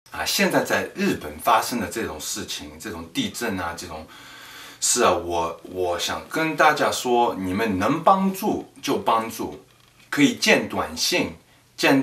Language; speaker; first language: Chinese; early bilingual, heritage; English